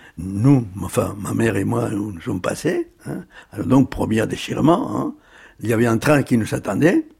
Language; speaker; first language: French; early bilingual, other home language; Spanish